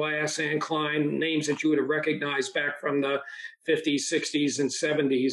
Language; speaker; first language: English; early bilingual, other home language; Italian